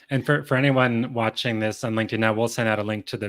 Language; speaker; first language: English; native; English